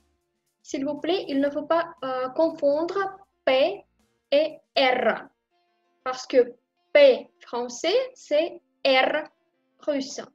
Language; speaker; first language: French; non-native, fluent; Russian